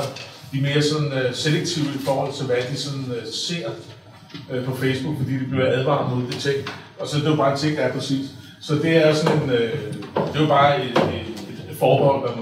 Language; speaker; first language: Danish; native; Danish